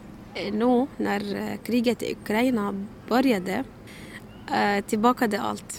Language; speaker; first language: Swedish; non-native, learner; Arabic